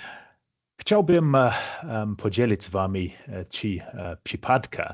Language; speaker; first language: Polish; non-native, fluent; English